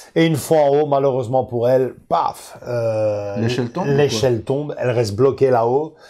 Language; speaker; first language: French; native; French